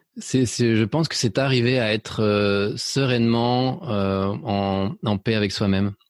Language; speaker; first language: French; early bilingual, other home language; Spanish